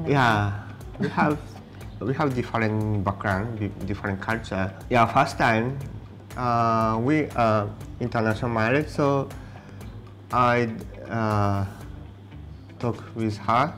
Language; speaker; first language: English; non-native, learner; Japanese